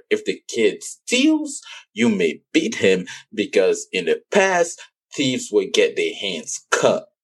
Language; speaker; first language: English; non-native, local second language; French